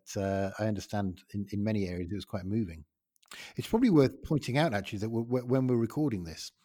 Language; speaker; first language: English; native; English